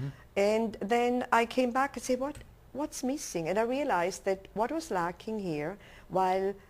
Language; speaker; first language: English; non-native, local second language; German